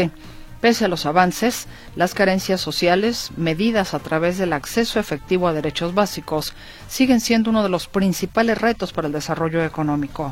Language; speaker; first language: Spanish; native; Spanish